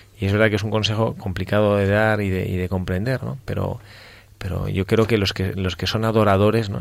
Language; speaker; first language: Spanish; native; Spanish